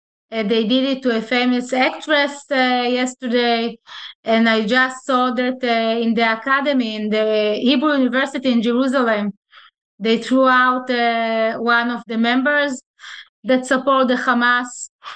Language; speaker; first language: English; non-native, fluent; Hebrew